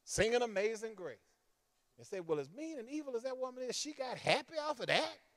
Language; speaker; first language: English; native; English